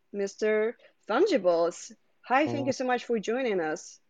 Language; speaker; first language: English; non-native, fluent; Russian